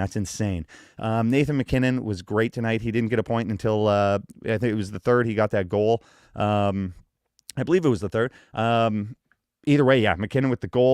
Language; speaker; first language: English; native; English